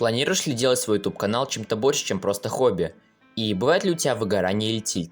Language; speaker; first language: Russian; native; Russian